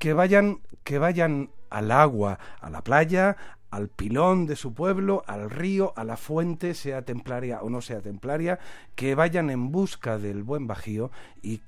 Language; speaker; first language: Spanish; native; Spanish